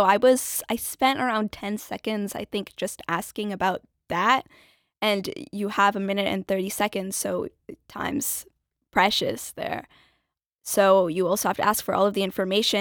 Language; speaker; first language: English; early bilingual, other home language; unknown